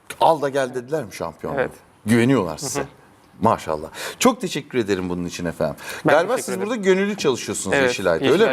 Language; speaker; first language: Turkish; native; Turkish